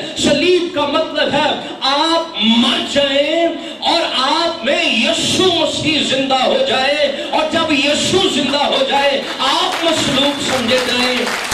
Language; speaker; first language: Urdu; non-native, local second language; Punjabi